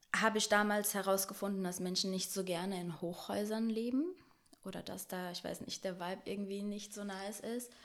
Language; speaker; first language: German; early bilingual, other home language; Portuguese